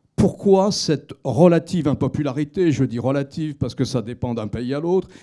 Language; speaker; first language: French; native; French